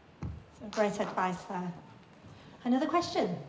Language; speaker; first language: English; native; English